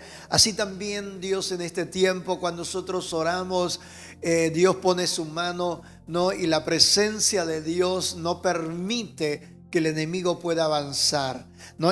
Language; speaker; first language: Spanish; native; Spanish